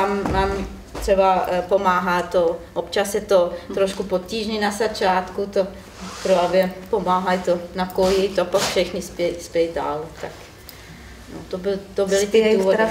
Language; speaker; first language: Czech; non-native, learner; German